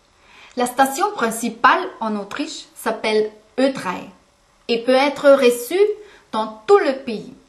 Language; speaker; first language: French; non-native, fluent; German